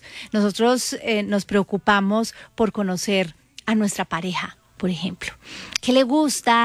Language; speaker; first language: Spanish; native; Spanish